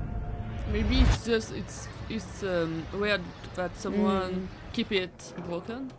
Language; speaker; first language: English; non-native, fluent; French